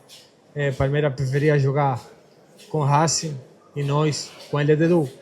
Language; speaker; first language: Portuguese; non-native, fluent; Spanish